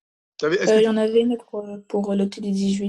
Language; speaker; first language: French; native; French